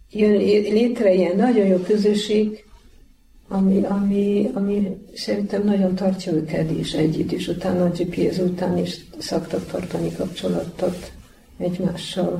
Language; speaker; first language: Hungarian; non-native, fluent; Polish